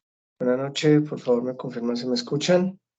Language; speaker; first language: Spanish; native; Spanish